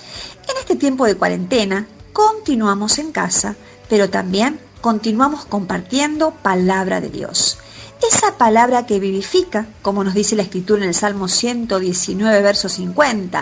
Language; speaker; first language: Spanish; native; Spanish